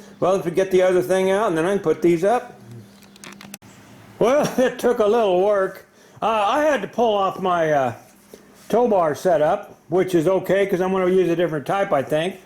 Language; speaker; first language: English; native; English